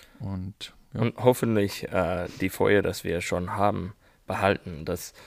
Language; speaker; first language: German; non-native, learner; English